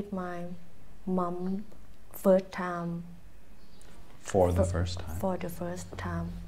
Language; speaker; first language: English; non-native, learner; Thai